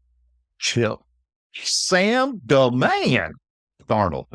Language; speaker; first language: English; native; English